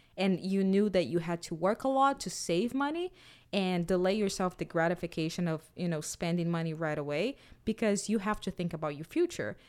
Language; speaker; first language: English; non-native, fluent; Portuguese